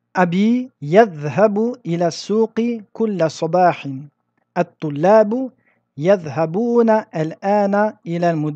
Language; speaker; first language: Arabic; non-native, fluent; French